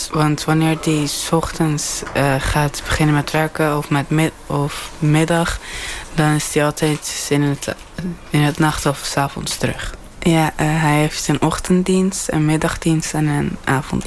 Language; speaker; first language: Dutch; non-native, local second language; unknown